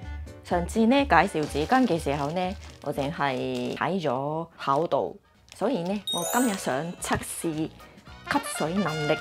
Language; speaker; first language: Cantonese; non-native, fluent; Japanese